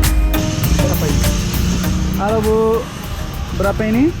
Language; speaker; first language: Indonesian; non-native, learner; English